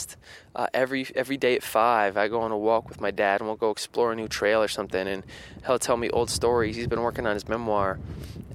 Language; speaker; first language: English; native; English